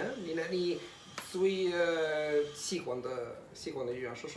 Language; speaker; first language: Chinese; non-native, fluent; Italian